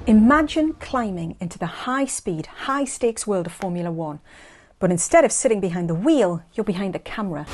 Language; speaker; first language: English; native; English